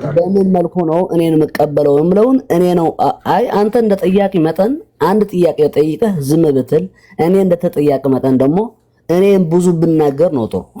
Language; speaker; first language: Amharic; non-native, local second language; Tigrinya